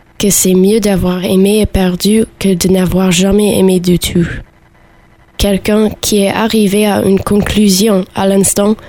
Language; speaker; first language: French; non-native, learner; English